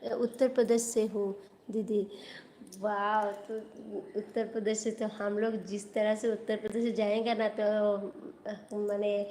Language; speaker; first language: Hindi; non-native, local second language; Bangla